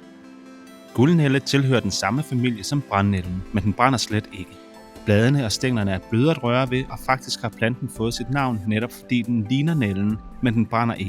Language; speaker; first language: Danish; native; Danish